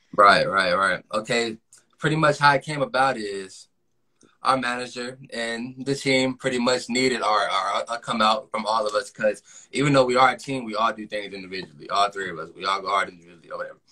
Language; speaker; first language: English; native; English